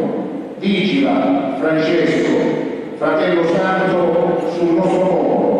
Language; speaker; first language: Italian; native; Italian